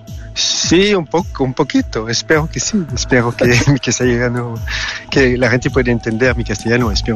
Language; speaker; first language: Spanish; non-native, fluent; French